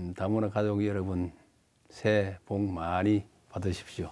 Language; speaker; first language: Korean; native; Korean